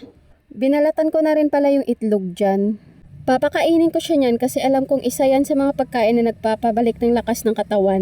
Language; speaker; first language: Filipino; native; Filipino